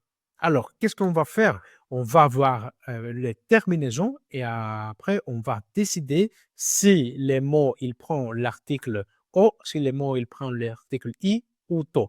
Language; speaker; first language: French; non-native, learner; Greek